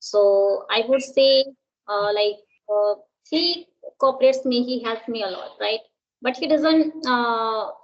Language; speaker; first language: English; non-native, local second language; Hindi